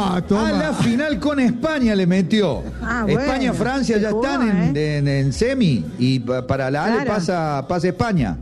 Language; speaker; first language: Spanish; native; Spanish